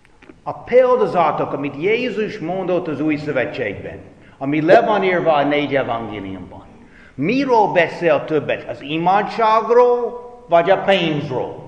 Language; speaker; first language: Hungarian; non-native, fluent; English